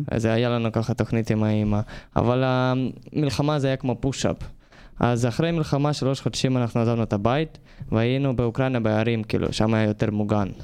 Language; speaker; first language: Hebrew; non-native, learner; Ukrainian